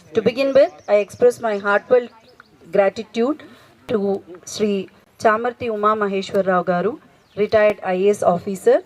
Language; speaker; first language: English; non-native, local second language; Telugu